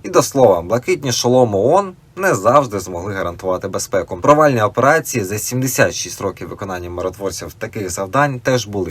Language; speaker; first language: Ukrainian; native; Ukrainian